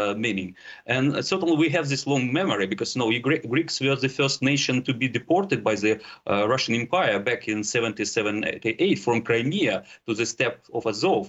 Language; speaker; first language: English; non-native, fluent; Russian